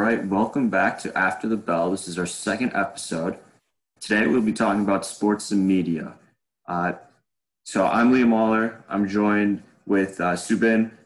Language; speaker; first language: English; native; English